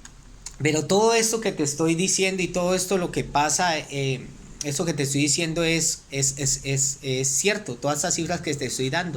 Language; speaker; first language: Spanish; native; Spanish